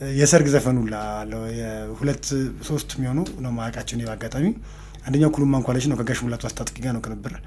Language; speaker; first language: Amharic; native; Amharic